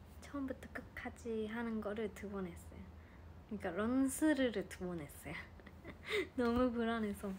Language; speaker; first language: Korean; non-native, fluent; Japanese